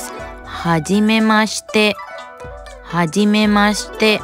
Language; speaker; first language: Japanese; non-native, learner; Sinhala